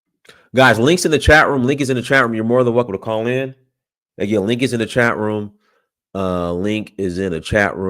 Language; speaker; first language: English; native; English